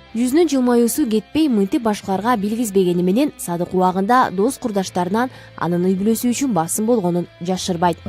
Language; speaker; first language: Kyrgyz; native; Kyrgyz